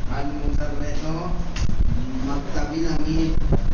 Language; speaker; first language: Arabic; non-native, learner; Urdu